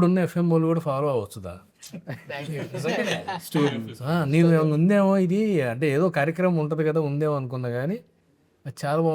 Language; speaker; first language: Telugu; native; Telugu